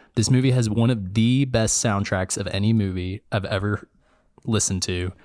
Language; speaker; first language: English; native; English